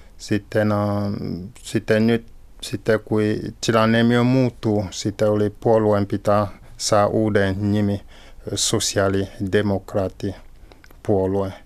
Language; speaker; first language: Finnish; non-native, learner; French